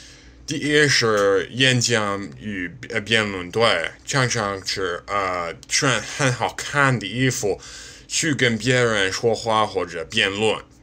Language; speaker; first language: Chinese; non-native, learner; English